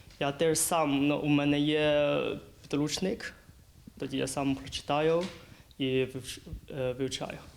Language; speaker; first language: Ukrainian; non-native, learner; Chinese